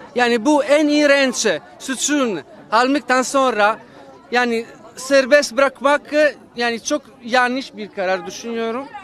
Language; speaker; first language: Turkish; non-native, fluent; Italian